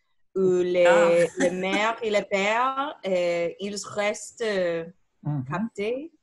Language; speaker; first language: French; non-native, learner; Spanish